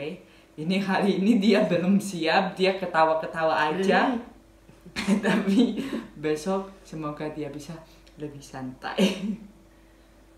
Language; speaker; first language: Indonesian; non-native, fluent; Spanish